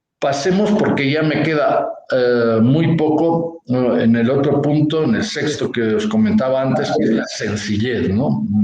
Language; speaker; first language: Spanish; non-native, local second language; Catalan